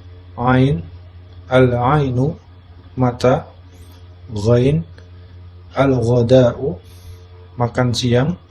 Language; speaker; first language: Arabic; non-native, fluent; Indonesian